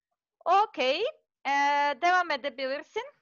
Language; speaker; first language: Turkish; non-native, learner; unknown